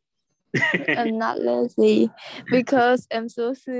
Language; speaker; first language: English; non-native, learner; Khmer